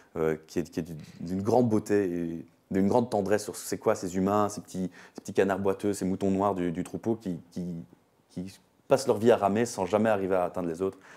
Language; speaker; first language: French; native; French